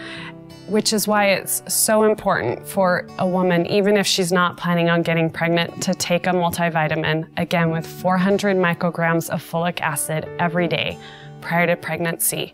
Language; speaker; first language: English; native; English